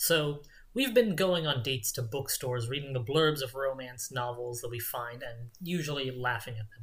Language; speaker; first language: English; native; English